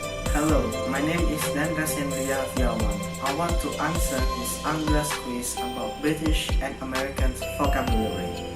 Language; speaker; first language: English; non-native, learner; Indonesian